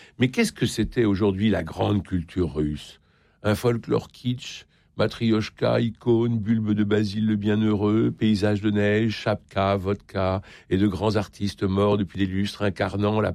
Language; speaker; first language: French; native; French